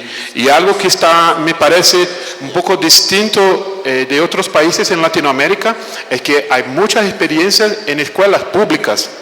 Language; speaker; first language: Spanish; non-native, fluent; Portuguese